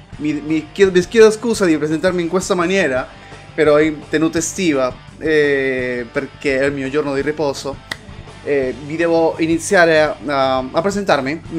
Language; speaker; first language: Italian; non-native, fluent; Spanish